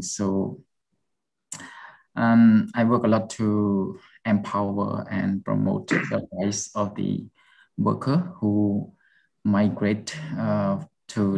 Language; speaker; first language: English; non-native, fluent; Khmer